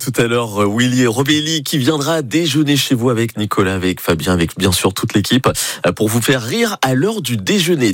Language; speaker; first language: French; native; French